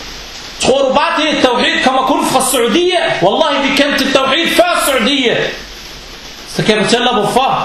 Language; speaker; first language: Danish; non-native, fluent; Arabic